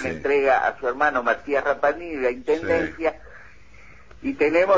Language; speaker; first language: Spanish; native; Spanish